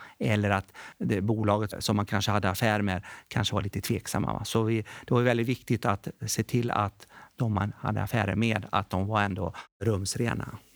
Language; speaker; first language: Swedish; early bilingual, other home language; Bosnian